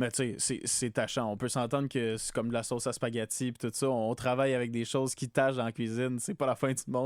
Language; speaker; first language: French; native; French